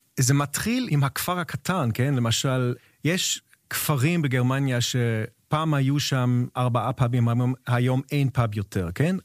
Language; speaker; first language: Hebrew; non-native, fluent; German